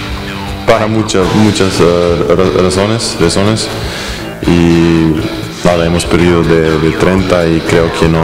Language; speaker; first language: Spanish; non-native, fluent; Serbian